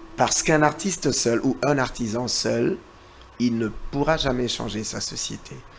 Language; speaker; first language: French; non-native, local second language; Lingala